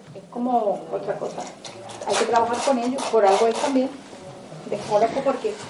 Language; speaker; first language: Spanish; non-native, fluent; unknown